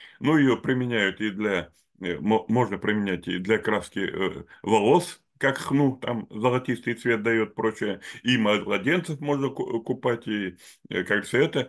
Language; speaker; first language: Russian; native; Russian